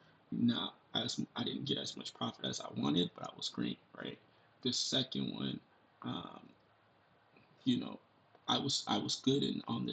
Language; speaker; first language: English; native; English